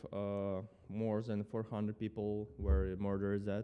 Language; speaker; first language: English; non-native, fluent; Ukrainian